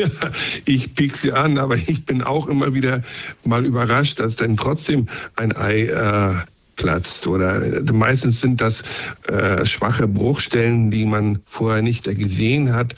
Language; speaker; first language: German; native; German